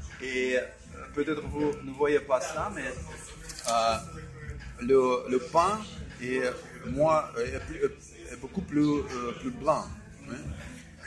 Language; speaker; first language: French; non-native, fluent; Russian